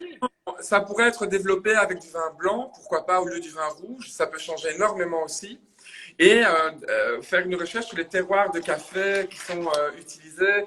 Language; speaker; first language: French; native; French